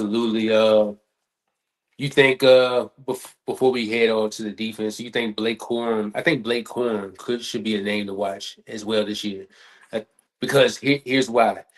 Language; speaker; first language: English; native; English